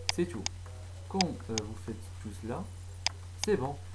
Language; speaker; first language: French; non-native, fluent; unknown